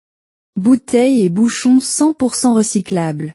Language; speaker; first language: French; non-native, learner; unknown